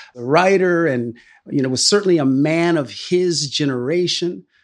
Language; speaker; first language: English; native; English